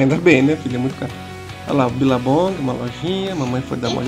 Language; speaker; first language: Portuguese; native; Portuguese